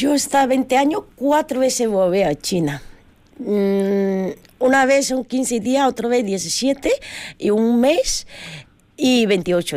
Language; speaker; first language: Spanish; non-native, learner; Chinese